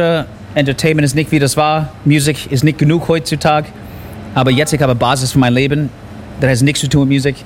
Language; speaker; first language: German; non-native, fluent; English